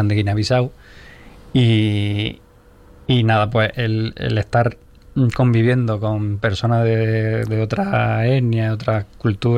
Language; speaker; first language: Spanish; native; Spanish